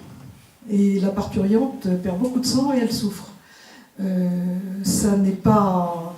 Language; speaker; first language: French; native; French